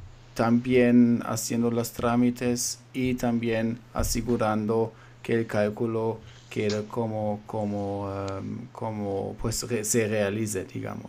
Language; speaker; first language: Spanish; non-native, fluent; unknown